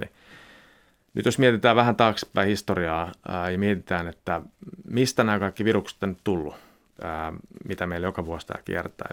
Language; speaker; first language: Finnish; native; Finnish